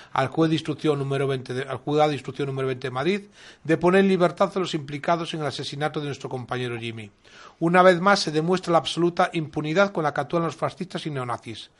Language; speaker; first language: Spanish; native; Spanish